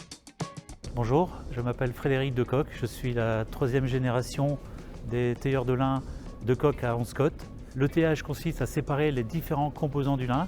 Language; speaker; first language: French; native; French